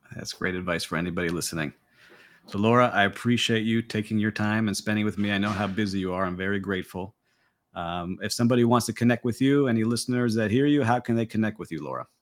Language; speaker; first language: English; native; English